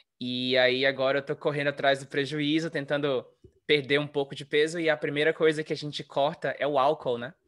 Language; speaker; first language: Portuguese; native; Portuguese